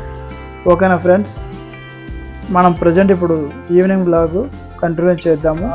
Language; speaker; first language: Telugu; native; Telugu